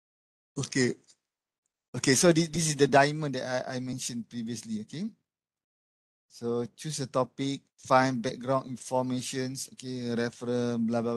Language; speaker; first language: English; non-native, learner; Malay